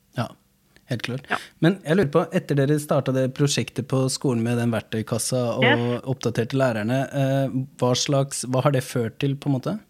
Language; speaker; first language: Norwegian; native; Norwegian